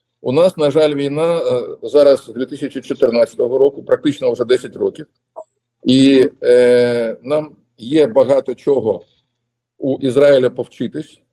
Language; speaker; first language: Ukrainian; non-native, local second language; Russian